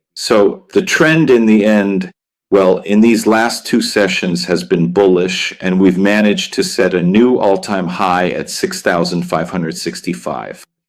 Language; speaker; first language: English; non-native, fluent; Italian